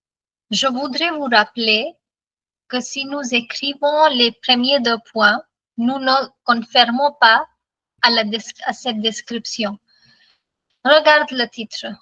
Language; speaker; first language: French; non-native, fluent; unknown